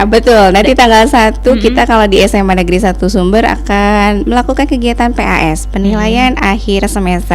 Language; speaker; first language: Indonesian; native; Indonesian